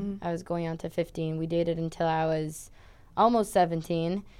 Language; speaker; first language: English; non-native, fluent; Portuguese